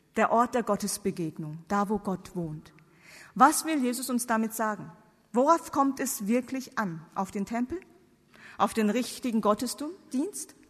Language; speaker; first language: German; non-native, fluent; Korean